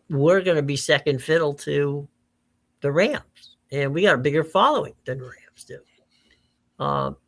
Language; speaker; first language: English; native; English